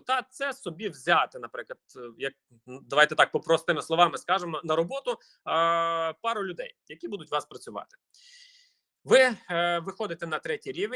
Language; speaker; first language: Ukrainian; native; Ukrainian